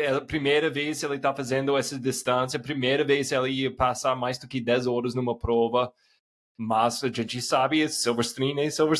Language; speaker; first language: Portuguese; non-native, fluent; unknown